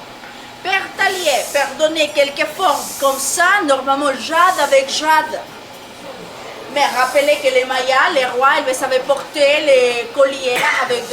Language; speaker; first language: French; non-native, learner; Spanish